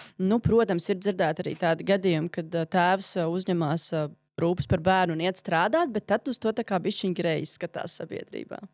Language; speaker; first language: Latvian; native; Latvian